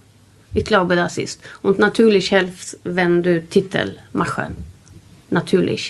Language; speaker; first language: German; non-native, learner; Swedish